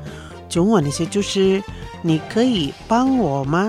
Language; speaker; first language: Chinese; non-native, fluent; Indonesian